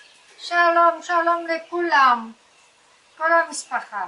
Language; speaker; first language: Hebrew; non-native, learner; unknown